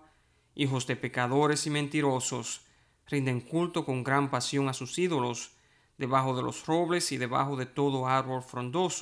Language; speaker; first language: Spanish; native; Spanish